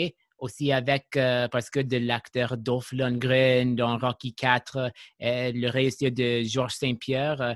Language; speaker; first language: French; non-native, learner; English